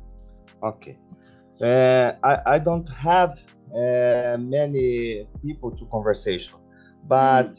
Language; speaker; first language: English; non-native, learner; Portuguese